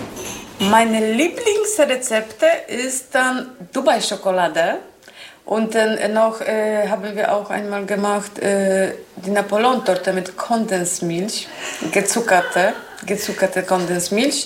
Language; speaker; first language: German; non-native, learner; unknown